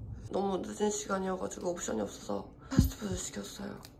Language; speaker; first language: Korean; native; Korean